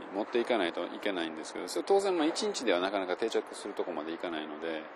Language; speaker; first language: Japanese; native; Japanese